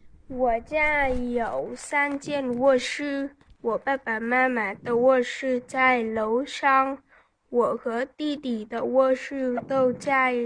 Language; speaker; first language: Chinese; non-native, learner; Vietnamese